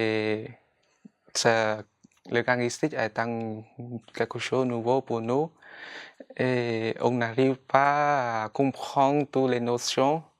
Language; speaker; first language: French; non-native, fluent; Khmer